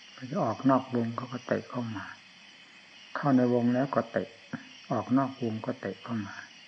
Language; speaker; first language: Thai; native; Thai